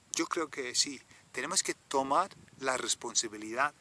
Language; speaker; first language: Spanish; non-native, fluent; English